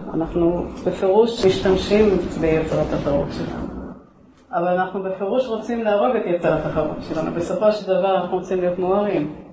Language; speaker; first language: Hebrew; native; Hebrew